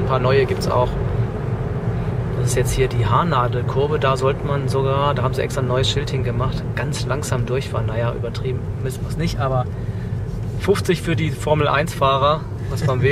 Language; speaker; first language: German; native; German